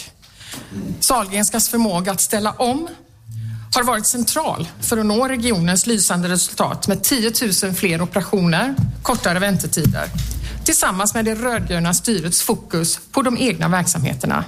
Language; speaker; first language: Swedish; native; Swedish